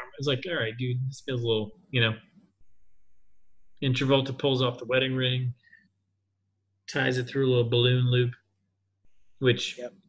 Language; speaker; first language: English; native; English